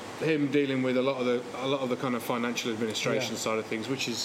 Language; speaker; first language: English; native; English